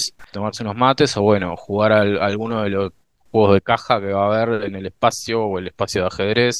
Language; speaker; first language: Spanish; native; Spanish